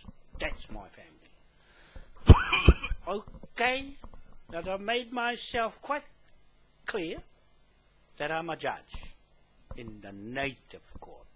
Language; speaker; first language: English; native; English